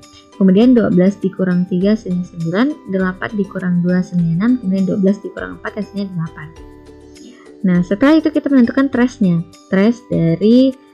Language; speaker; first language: Indonesian; native; Indonesian